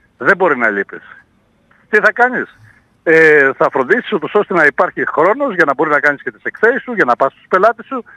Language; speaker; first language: Greek; native; Greek